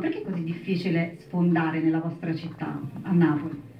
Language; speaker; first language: Italian; native; Italian